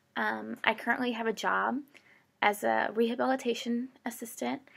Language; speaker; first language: English; native; English